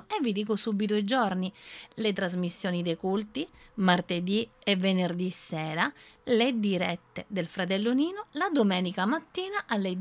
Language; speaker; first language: Italian; native; Italian